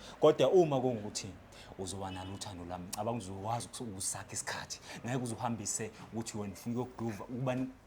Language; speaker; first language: Zulu; native; Zulu